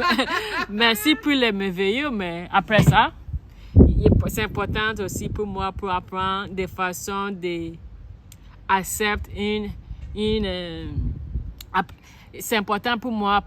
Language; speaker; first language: French; non-native, learner; Akan